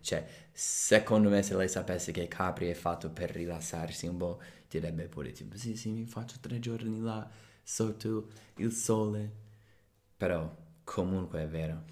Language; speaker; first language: Italian; non-native, fluent; English